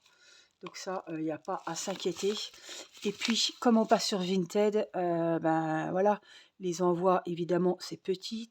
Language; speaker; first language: French; native; French